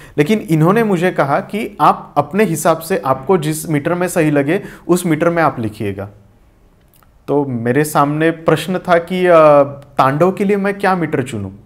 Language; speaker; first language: Hindi; non-native, local second language; Marathi